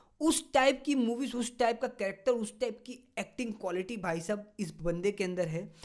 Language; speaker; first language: Hindi; native; Hindi